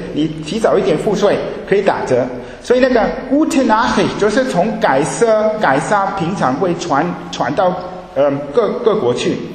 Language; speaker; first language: Chinese; early bilingual, heritage; Chinese